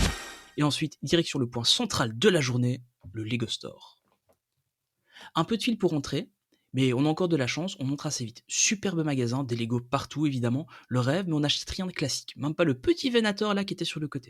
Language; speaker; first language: French; native; French